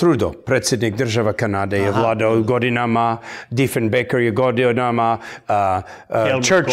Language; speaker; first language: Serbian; early bilingual, heritage; English